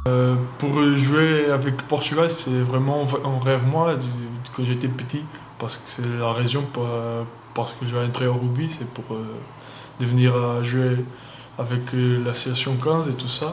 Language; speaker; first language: French; non-native, learner; Portuguese